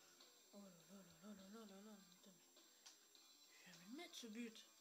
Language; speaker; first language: French; native; French